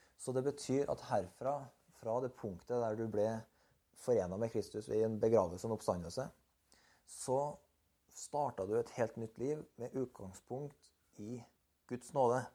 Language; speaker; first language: Norwegian; native; Norwegian